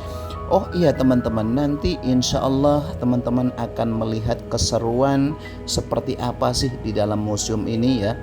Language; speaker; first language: Indonesian; native; Indonesian